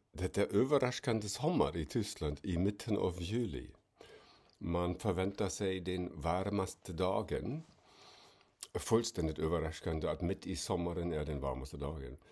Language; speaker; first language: Swedish; non-native, fluent; German